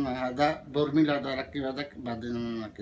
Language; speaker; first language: Arabic; non-native, learner; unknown